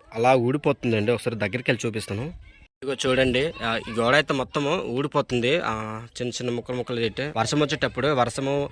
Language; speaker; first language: Telugu; non-native, local second language; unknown